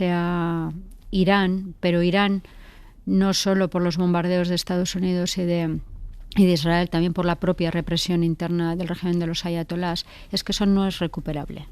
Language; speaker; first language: Spanish; native; Spanish